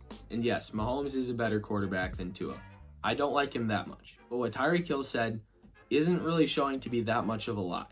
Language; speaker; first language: English; native; English